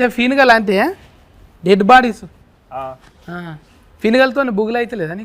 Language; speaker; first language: Telugu; native; Telugu